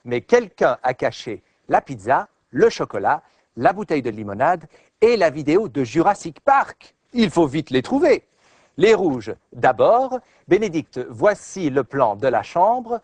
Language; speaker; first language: French; native; French